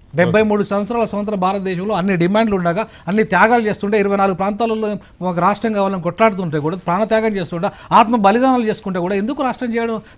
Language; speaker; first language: Telugu; native; Telugu